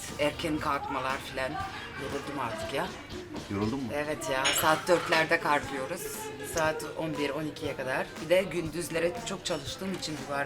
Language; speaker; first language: Turkish; early bilingual, heritage; Turkish